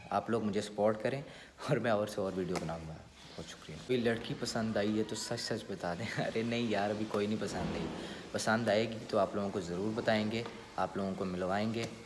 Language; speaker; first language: Urdu; native; Urdu